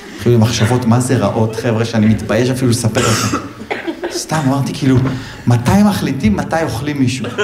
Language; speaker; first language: Hebrew; native; Hebrew